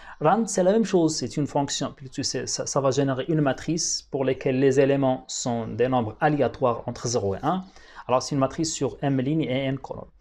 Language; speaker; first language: French; non-native, local second language; Arabic